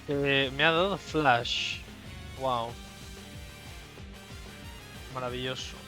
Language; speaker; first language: Spanish; native; Spanish